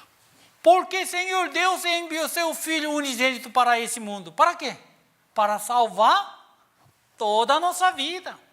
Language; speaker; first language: Portuguese; non-native, learner; Korean